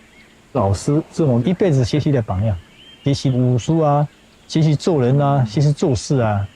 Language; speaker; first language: Chinese; native; Chinese